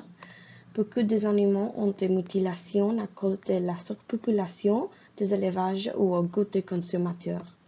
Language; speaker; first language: French; non-native, fluent; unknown